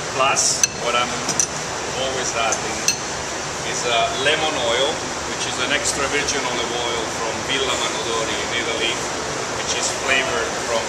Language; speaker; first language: English; non-native, fluent; Italian